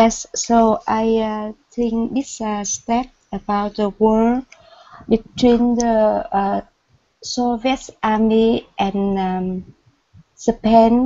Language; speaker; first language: English; non-native, learner; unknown